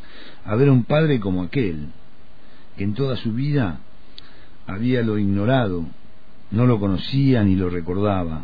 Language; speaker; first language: Spanish; native; Spanish